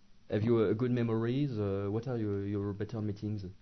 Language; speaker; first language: English; non-native, learner; French